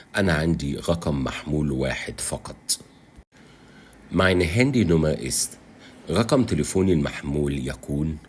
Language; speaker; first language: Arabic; native; Arabic